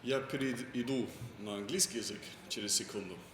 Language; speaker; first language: Russian; non-native, fluent; English